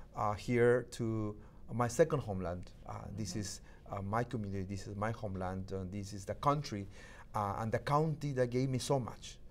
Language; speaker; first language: English; non-native, fluent; Shipibo-Conibo